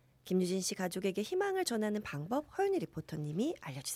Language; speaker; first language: Korean; native; Korean